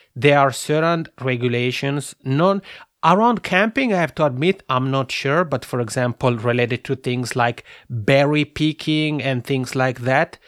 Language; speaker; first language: English; non-native, fluent; Italian